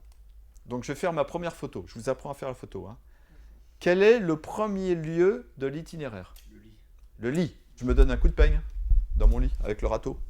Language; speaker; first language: French; native; French